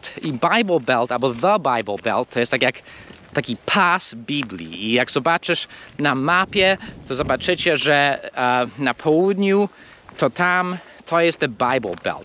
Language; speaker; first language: Polish; non-native, fluent; English